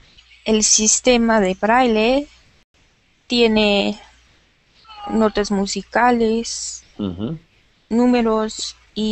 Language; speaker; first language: Spanish; non-native, learner; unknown